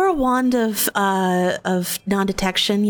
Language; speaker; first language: English; native; English